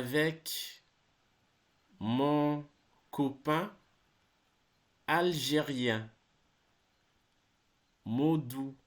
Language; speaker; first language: French; non-native, fluent; English